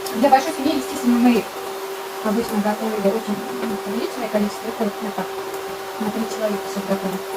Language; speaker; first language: Russian; non-native, local second language; Bashkir